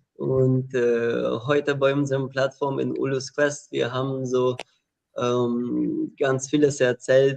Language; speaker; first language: German; non-native, fluent; Ukrainian